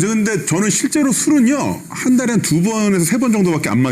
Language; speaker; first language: Korean; native; Korean